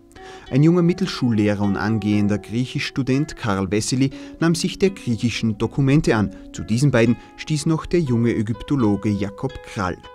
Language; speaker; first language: German; native; German